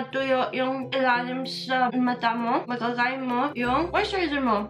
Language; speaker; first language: Filipino; non-native, learner; English